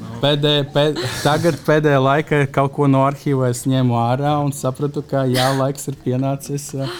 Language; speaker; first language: Latvian; non-native, local second language; Russian